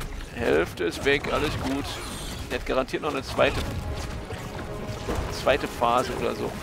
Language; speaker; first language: German; native; German